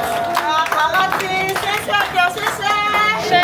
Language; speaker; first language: Korean; native; Korean